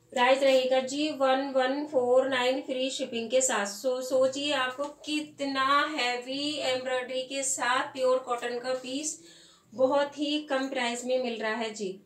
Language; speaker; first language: Hindi; native; Hindi